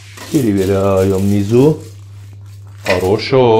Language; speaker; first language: Russian; non-native, learner; Turkish